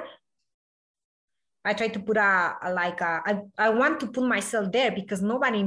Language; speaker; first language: English; non-native, learner; Spanish